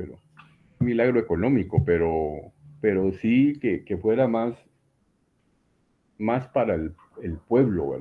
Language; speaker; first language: Spanish; native; Spanish